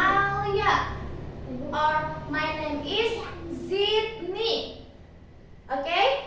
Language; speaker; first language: English; non-native, fluent; Indonesian